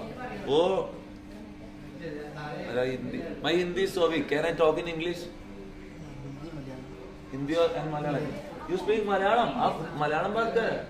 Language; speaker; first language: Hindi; non-native, local second language; Malayalam